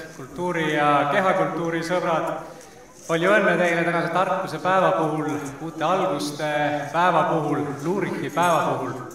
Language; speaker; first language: Estonian; native; Estonian